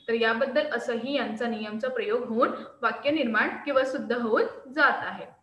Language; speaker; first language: Marathi; non-native, local second language; Hindi